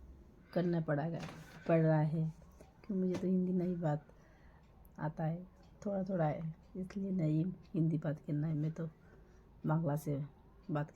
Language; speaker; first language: Hindi; non-native, learner; Bangla